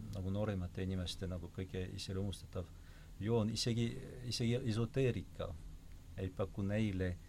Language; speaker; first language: Estonian; non-native, fluent; French